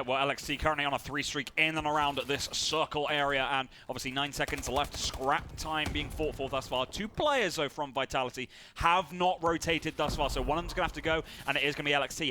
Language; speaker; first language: English; native; English